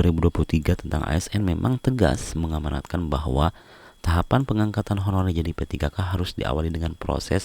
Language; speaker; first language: Indonesian; native; Indonesian